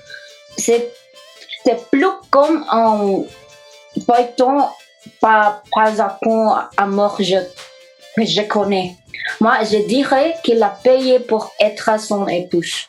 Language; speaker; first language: French; non-native, learner; English